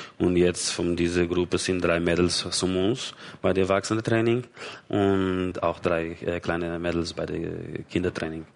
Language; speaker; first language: German; non-native, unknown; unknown